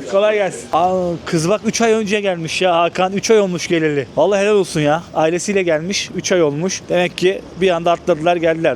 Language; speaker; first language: Turkish; native; Turkish